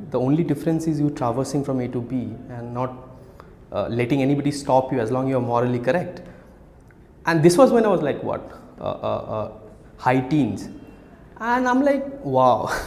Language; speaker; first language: English; non-native, local second language; Odia